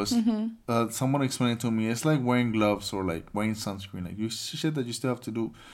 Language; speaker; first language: English; early bilingual, other home language; Spanish